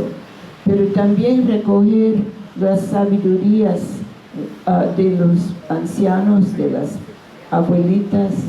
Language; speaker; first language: Spanish; non-native, fluent; English